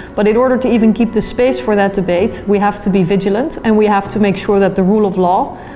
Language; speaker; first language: English; non-native, fluent; Dutch